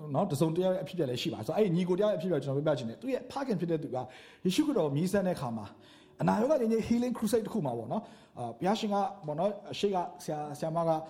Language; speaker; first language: Burmese; native; Burmese